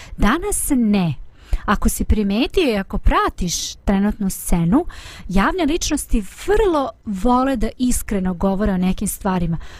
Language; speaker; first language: Bosnian; native; Bosnian